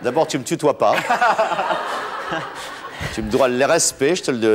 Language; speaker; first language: French; native; French